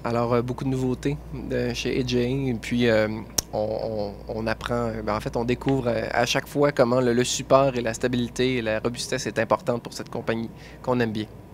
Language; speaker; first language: French; native; French